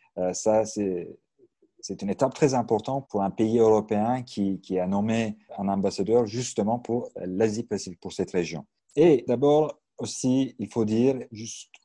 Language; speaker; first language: French; non-native, fluent; Turkish